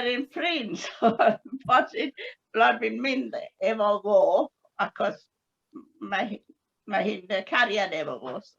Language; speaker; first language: Welsh; non-native, learner; English